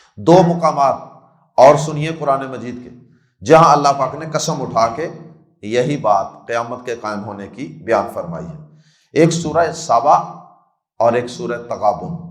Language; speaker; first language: Urdu; non-native, local second language; Punjabi